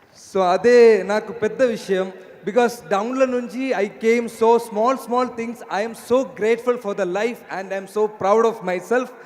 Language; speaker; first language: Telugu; non-native, learner; Malayalam